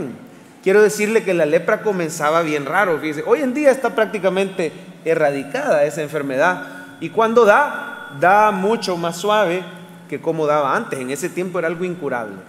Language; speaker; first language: Spanish; native; Spanish